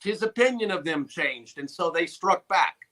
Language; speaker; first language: English; native; English